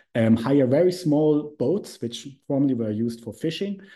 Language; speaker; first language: English; non-native, fluent; Swiss German